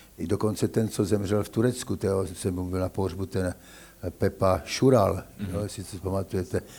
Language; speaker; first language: Czech; native; Czech